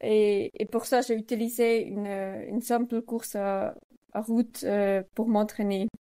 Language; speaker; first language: French; non-native, learner; Swiss German